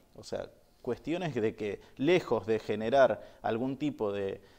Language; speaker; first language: Spanish; native; Spanish